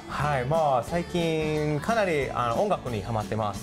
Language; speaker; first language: Japanese; non-native, fluent; English